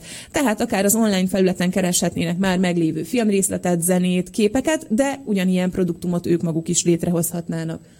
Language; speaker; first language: Hungarian; native; Hungarian